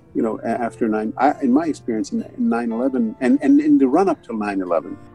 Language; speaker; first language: English; early bilingual, other home language; Arabic